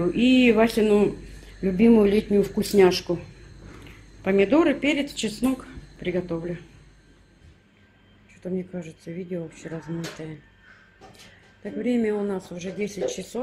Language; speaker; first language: Russian; native; Russian